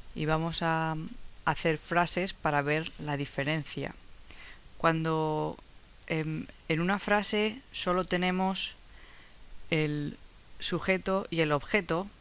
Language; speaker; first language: Spanish; non-native, fluent; English